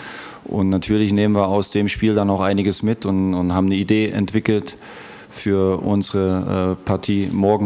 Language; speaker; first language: German; native; German